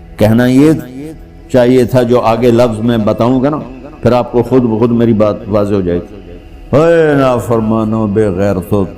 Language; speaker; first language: Urdu; non-native, local second language; Punjabi